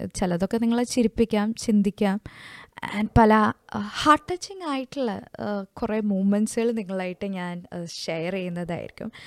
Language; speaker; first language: Malayalam; early bilingual, heritage; Malayalam